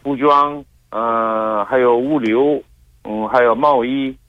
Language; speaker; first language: Chinese; non-native, fluent; Korean